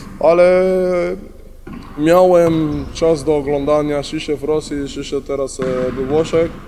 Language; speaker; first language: Polish; non-native, learner; Spanish